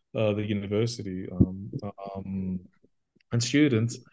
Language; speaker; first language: English; native; English